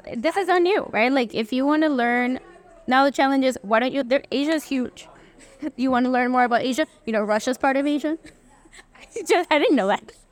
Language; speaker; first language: English; early bilingual, other home language; Spanish